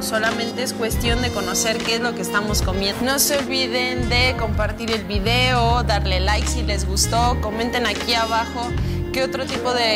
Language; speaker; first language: Spanish; native; Spanish